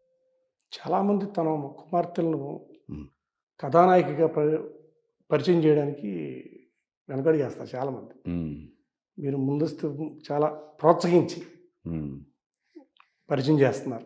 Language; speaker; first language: Telugu; native; Telugu